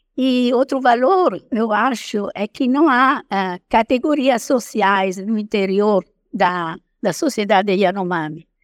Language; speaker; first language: Portuguese; non-native, fluent; Italian